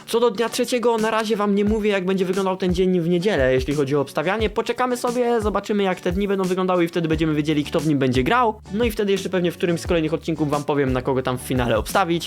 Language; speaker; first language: Polish; native; Polish